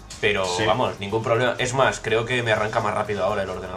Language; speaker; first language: Spanish; native; Spanish